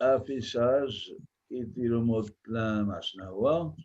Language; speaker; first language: French; non-native, local second language; Arabic